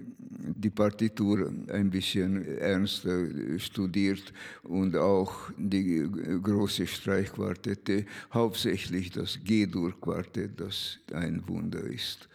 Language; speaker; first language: German; non-native, fluent; Hungarian